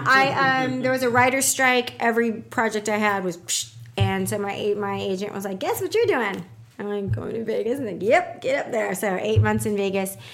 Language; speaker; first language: English; native; English